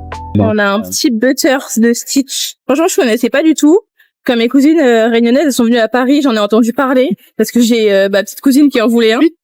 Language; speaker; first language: French; native; French